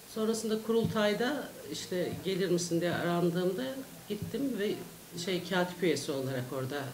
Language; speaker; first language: Turkish; native; Turkish